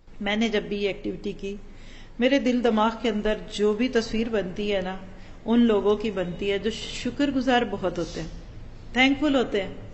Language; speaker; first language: Urdu; non-native, local second language; Punjabi